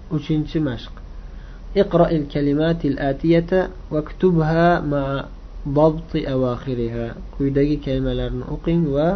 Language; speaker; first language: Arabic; non-native, fluent; Uzbek